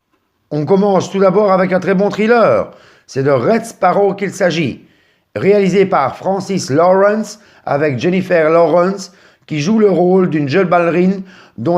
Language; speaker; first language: French; native; French